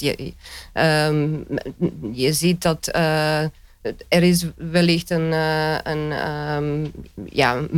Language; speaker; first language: Dutch; non-native, fluent; Romanian